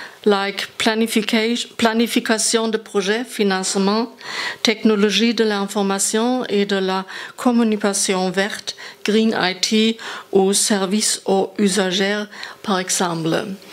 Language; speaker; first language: French; non-native, learner; German